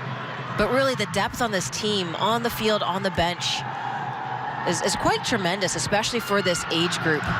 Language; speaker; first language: English; native; English